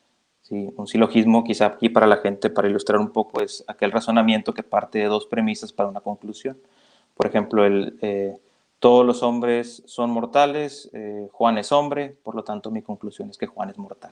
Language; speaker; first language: Spanish; native; Spanish